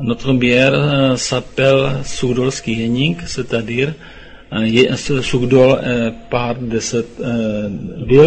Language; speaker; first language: French; non-native, learner; Czech